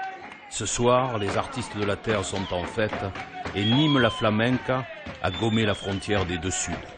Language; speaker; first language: French; native; French